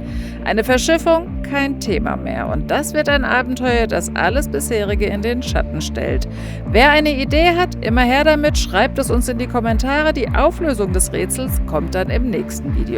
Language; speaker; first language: German; native; German